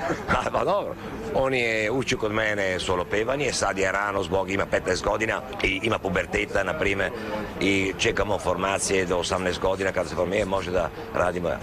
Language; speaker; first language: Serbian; non-native, learner; Italian